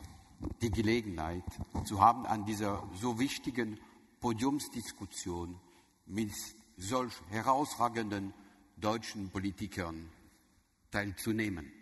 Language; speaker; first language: German; non-native, learner; French